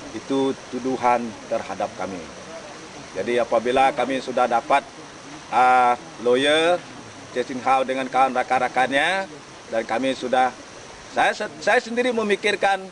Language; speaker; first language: Malay; non-native, local second language; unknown